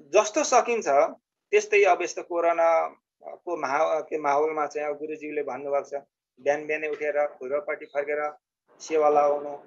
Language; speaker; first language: Nepali; native; Nepali